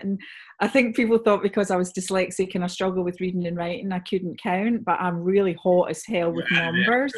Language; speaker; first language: English; native; English